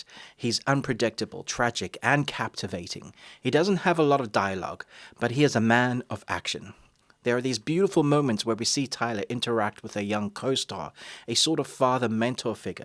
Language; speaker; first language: English; native; English